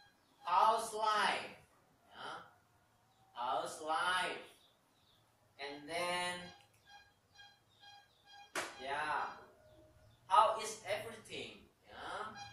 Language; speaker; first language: English; non-native, learner; Indonesian